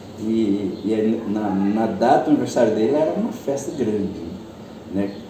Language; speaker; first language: Portuguese; early bilingual, other home language; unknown